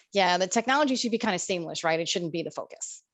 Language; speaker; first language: English; native; English